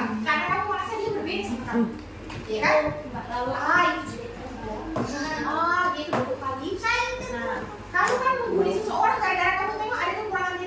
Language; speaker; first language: Indonesian; native; Indonesian